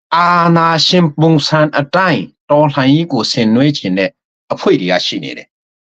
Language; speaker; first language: Burmese; non-native, local second language; Hakha Chin